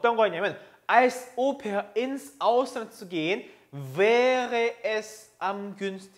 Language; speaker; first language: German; non-native, fluent; Korean